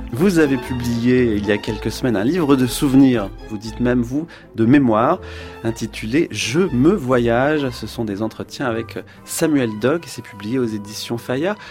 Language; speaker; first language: French; native; French